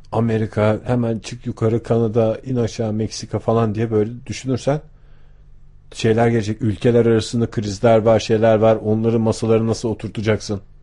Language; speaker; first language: Turkish; native; Turkish